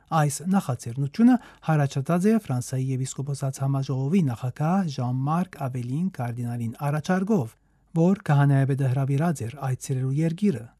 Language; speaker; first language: Armenian; native; Armenian